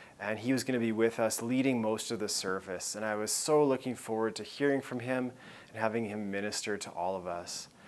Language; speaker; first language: English; native; English